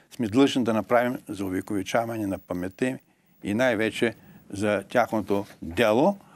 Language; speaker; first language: Bulgarian; native; Bulgarian